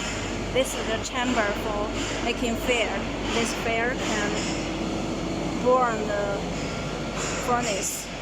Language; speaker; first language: English; non-native, learner; Chinese